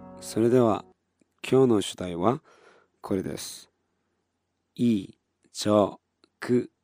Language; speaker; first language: Japanese; non-native, fluent; Korean